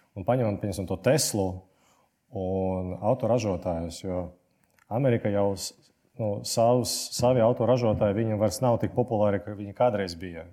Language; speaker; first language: Latvian; native; Latvian